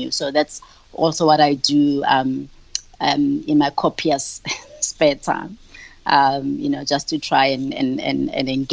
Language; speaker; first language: English; non-native, local second language; Tswana